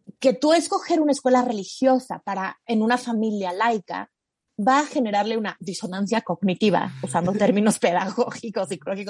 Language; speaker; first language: Spanish; native; Spanish